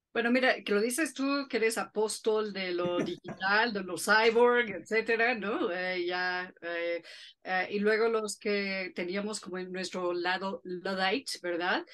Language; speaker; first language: Spanish; non-native, fluent; English